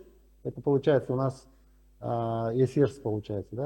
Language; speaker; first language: Russian; non-native, local second language; Uzbek